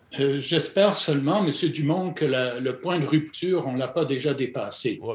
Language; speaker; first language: French; non-native, fluent; English